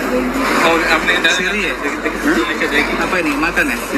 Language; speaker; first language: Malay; non-native, learner; Bangla